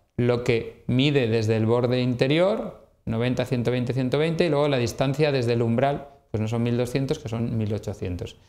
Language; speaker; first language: Spanish; native; Spanish